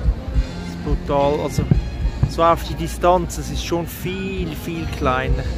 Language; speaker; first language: German; native; German